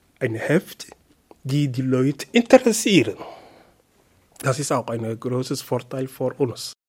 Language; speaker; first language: German; non-native, learner; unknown